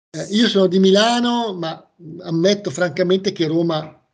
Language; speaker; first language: Italian; native; Italian